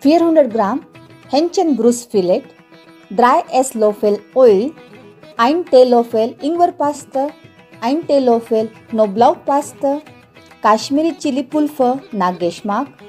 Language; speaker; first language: German; non-native, learner; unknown